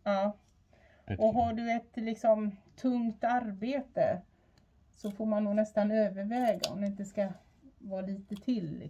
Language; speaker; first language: Swedish; native; Swedish